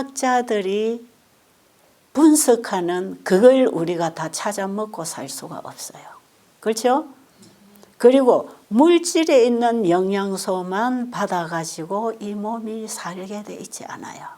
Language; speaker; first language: Korean; native; Korean